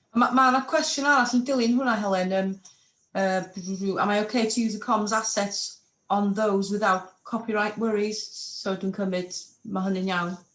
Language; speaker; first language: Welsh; non-native, local second language; English